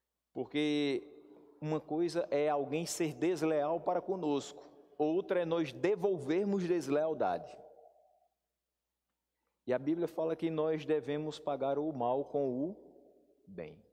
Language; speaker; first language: Portuguese; native; Portuguese